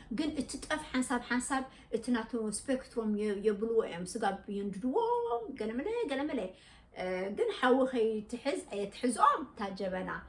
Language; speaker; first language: Tigrinya; native; Tigrinya